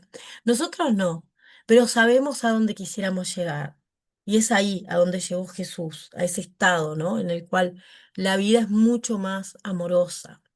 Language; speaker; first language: Spanish; native; Spanish